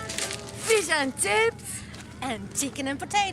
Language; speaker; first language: English; non-native, fluent; Spanish